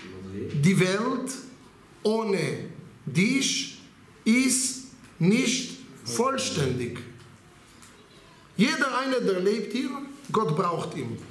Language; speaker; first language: German; non-native, learner; Hebrew